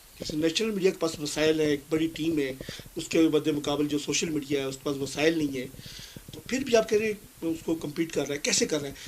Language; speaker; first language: Urdu; non-native, local second language; Punjabi